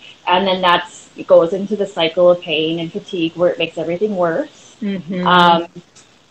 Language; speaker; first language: English; native; English